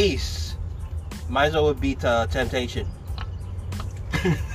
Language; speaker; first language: English; native; English